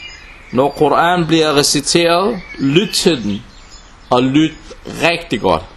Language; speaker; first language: Danish; non-native, local second language; Arabic